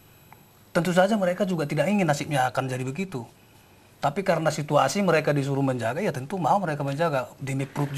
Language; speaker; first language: Indonesian; native; Indonesian